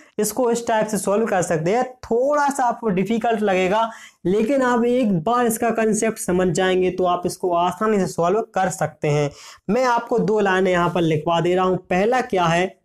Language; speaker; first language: Hindi; native; Hindi